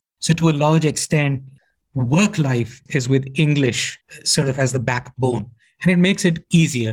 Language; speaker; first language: English; non-native, local second language; Hindi